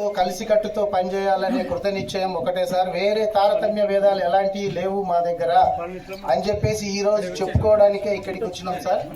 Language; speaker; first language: Telugu; non-native, local second language; Lambadi